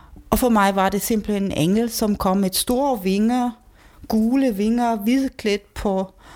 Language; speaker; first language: Danish; non-native, fluent; German